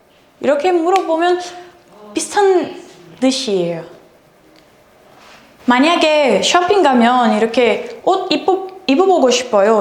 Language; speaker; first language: Korean; non-native, learner; Portuguese